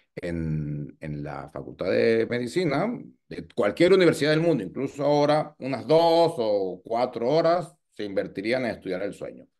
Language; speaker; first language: Spanish; native; Spanish